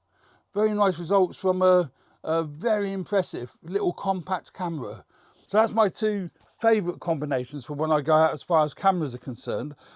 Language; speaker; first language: English; native; English